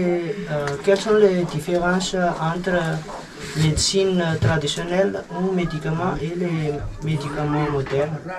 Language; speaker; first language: French; non-native, learner; Malagasy